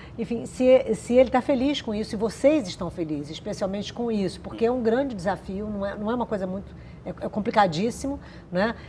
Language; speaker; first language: Portuguese; native; Portuguese